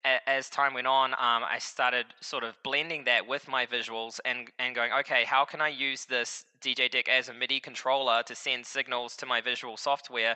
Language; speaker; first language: English; native; English